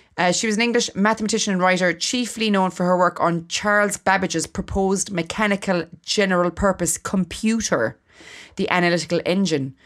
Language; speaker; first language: English; native; English